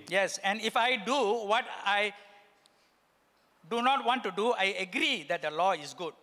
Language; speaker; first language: English; non-native, local second language; Tamil